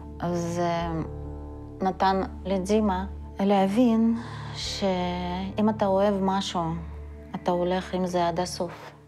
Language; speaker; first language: Hebrew; non-native, fluent; Russian